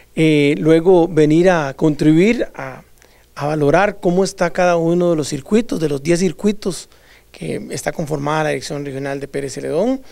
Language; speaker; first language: Spanish; native; Spanish